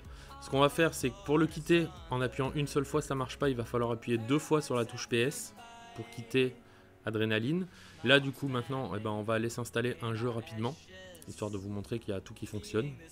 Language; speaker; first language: French; native; French